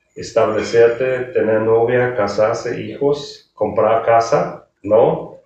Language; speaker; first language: Spanish; non-native, fluent; German